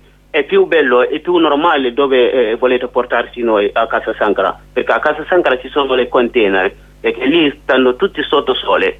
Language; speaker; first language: Italian; non-native, learner; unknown